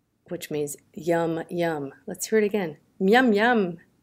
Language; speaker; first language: English; native; English